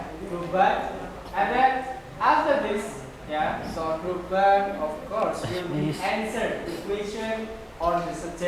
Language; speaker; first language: English; non-native, learner; Indonesian